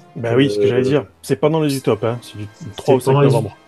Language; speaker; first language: French; native; French